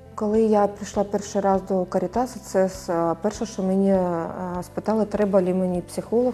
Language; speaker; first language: Ukrainian; non-native, local second language; Russian